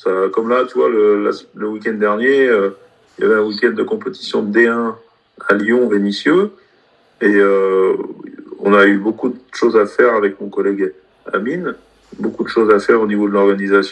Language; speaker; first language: French; native; French